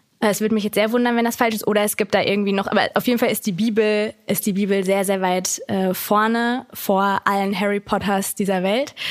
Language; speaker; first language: German; native; German